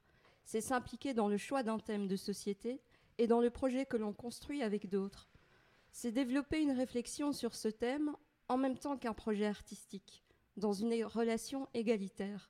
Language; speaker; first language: French; native; French